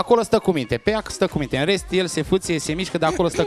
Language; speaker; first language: Romanian; native; Romanian